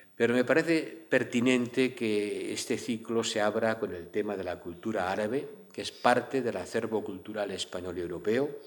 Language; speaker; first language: Spanish; native; Spanish